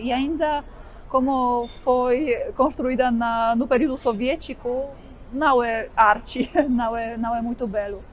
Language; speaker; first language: Portuguese; non-native, fluent; Polish